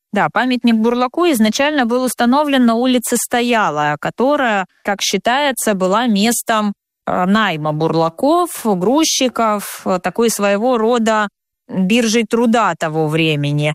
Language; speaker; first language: Russian; native; Russian